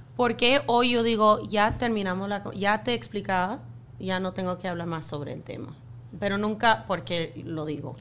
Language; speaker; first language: Spanish; non-native, fluent; English